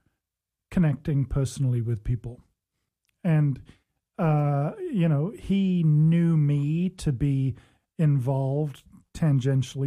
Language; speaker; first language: English; native; English